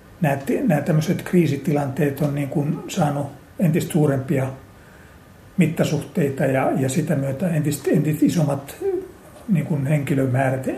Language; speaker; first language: Finnish; native; Finnish